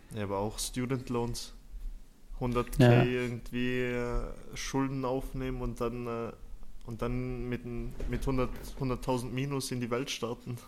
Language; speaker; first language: German; early bilingual, other home language; Turkish